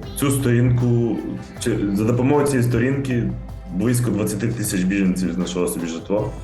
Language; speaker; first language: Ukrainian; native; Ukrainian